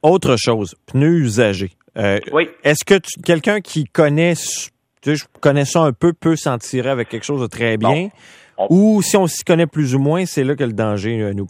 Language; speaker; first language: French; native; French